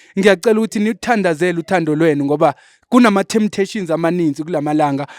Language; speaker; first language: Zulu; non-native, local second language; Xhosa